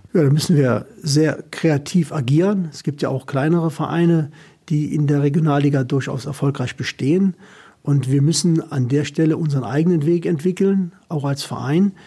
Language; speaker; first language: German; native; German